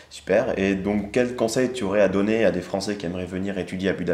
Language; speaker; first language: French; native; French